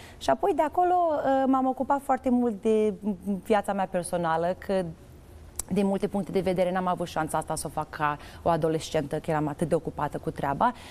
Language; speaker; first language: Romanian; early bilingual, heritage; Romanian